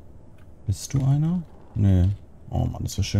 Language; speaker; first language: German; native; German